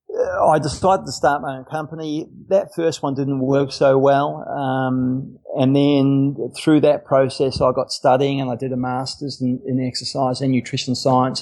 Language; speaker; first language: English; native; English